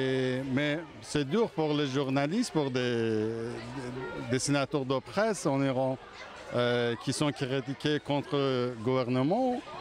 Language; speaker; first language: French; non-native, learner; Persian